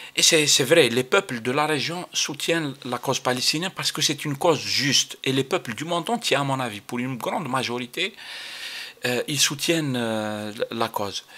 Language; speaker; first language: French; non-native, local second language; Arabic